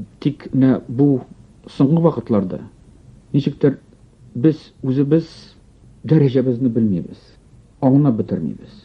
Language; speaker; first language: Tatar; non-native, local second language; Russian